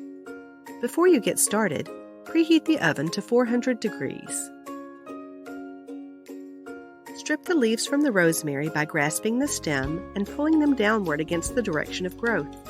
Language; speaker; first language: English; native; English